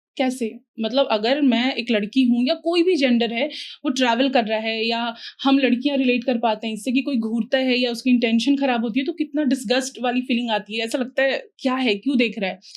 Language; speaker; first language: Hindi; native; Hindi